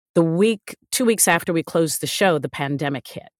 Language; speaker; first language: English; native; English